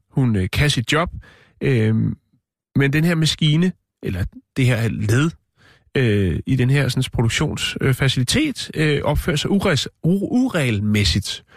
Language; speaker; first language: Danish; native; Danish